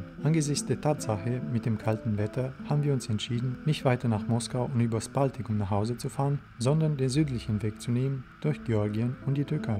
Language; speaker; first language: German; native; German